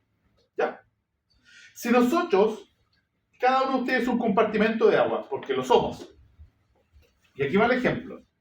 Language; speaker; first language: Spanish; native; Spanish